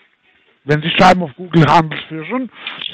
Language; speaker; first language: German; non-native, learner; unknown